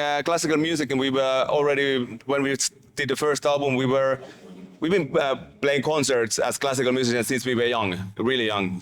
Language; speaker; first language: English; non-native, fluent; Finnish